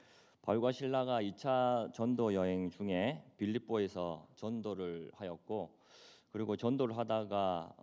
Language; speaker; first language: Korean; native; Korean